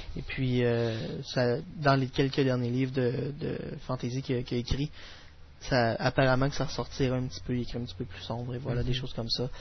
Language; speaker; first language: French; native; French